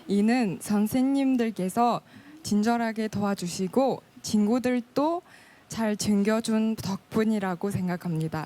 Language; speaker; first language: Korean; non-native, fluent; Mongolian